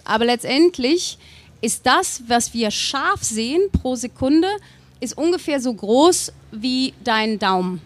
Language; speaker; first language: German; native; German